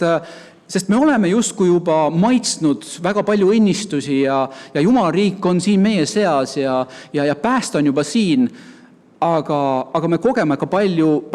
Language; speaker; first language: Estonian; native; Estonian